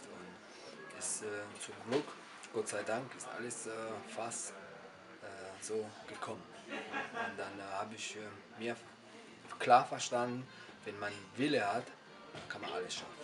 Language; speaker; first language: German; non-native, fluent; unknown